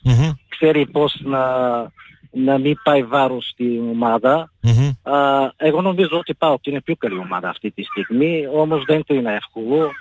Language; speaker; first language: Greek; non-native, fluent; Bulgarian